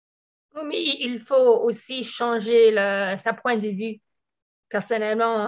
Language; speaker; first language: French; non-native, fluent; English